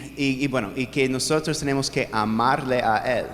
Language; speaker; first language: Spanish; non-native, fluent; English